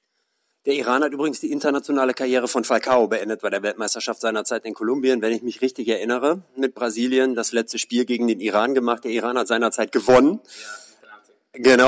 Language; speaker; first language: German; native; German